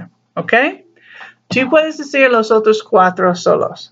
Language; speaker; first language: Spanish; non-native, learner; English